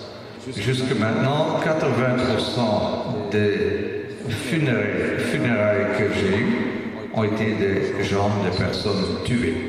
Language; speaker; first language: French; non-native, local second language; Dutch